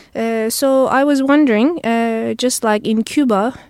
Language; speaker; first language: English; non-native, fluent; Turkish